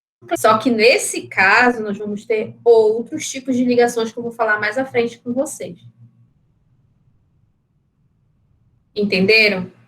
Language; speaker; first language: Portuguese; native; Portuguese